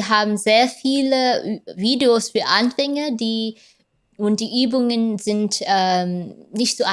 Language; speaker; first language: German; non-native, fluent; Vietnamese